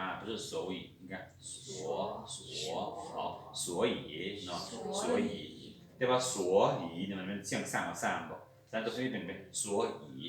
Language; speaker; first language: Chinese; non-native, fluent; Lao